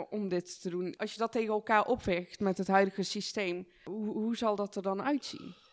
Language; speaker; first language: Dutch; early bilingual, other home language; Persian